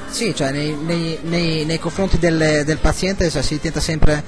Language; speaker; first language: Italian; native; Italian